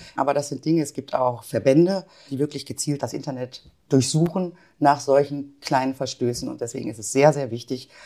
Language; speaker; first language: German; native; German